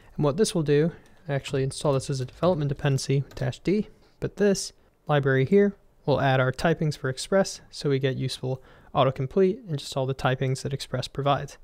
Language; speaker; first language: English; native; English